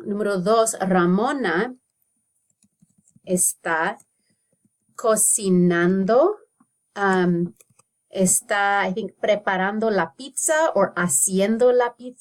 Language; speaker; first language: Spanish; non-native, fluent; English